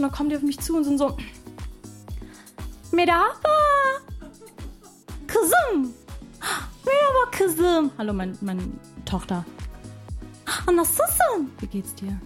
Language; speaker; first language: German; early bilingual, other home language; Arabic